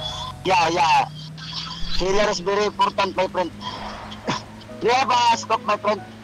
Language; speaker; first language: English; non-native, local second language; Cebuano